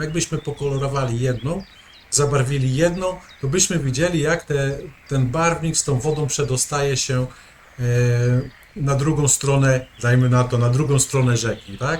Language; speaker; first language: Polish; native; Polish